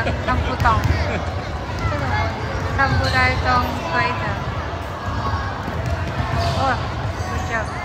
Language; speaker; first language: Chinese; non-native, fluent; Filipino